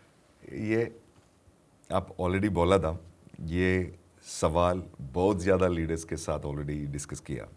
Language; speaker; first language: Hindi; non-native, local second language; Malayalam